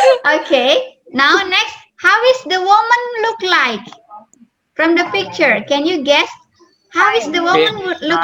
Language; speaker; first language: English; non-native, fluent; Indonesian